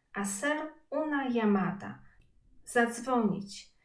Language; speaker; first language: Spanish; non-native, fluent; Polish